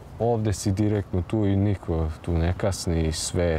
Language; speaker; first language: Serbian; early bilingual, heritage; German